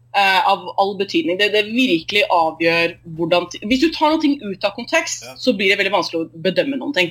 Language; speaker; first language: Norwegian; native; Norwegian